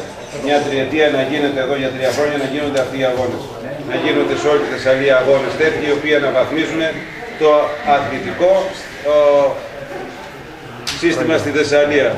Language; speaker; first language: Greek; native; Greek